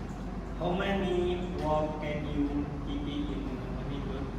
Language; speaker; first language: English; non-native, learner; Indonesian